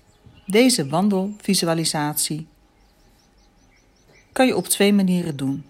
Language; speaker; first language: Dutch; native; Dutch